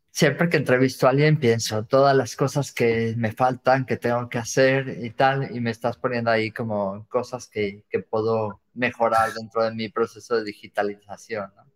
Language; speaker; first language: Spanish; native; Spanish